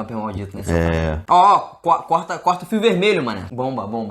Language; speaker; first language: Portuguese; native; Portuguese